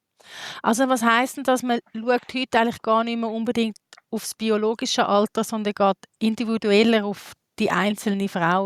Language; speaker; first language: German; native; German